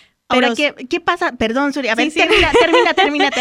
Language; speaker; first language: Spanish; native; Spanish